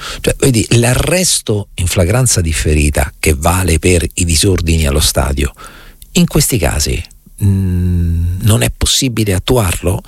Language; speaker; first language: Italian; native; Italian